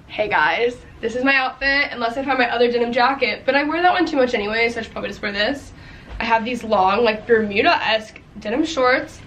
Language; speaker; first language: English; native; English